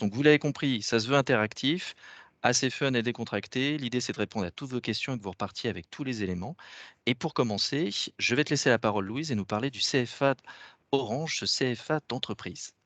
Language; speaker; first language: French; native; French